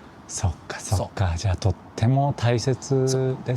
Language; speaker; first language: Japanese; non-native, fluent; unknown